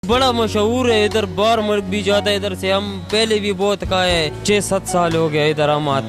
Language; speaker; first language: Hindi; non-native, local second language; Pashto